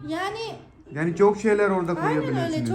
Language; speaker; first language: Turkish; non-native, learner; Urdu